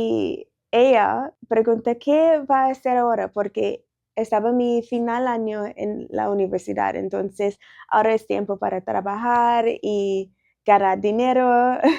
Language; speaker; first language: Spanish; non-native, learner; English